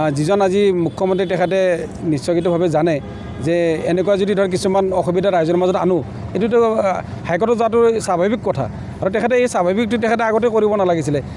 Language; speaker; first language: Assamese; native; Assamese